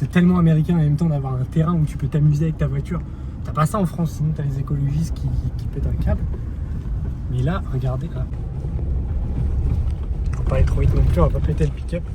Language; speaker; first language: French; native; French